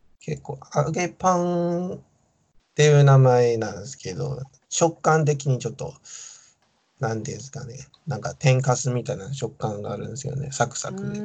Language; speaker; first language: Japanese; non-native, fluent; Min Nan Chinese